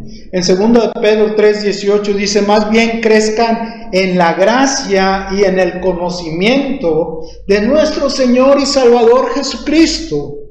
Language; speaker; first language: Spanish; native; Spanish